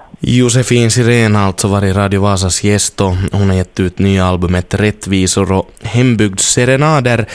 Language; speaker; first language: Swedish; native; Swedish